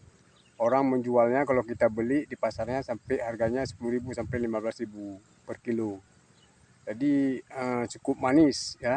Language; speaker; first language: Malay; non-native, local second language; Achinese